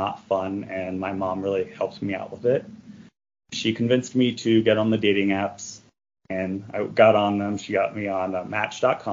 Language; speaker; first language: English; native; English